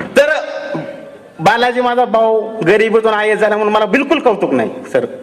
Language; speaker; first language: Marathi; non-native, local second language; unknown